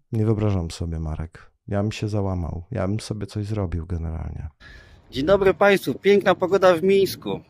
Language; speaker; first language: Polish; native; Polish